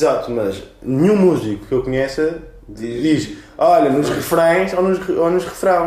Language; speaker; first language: Portuguese; native; Portuguese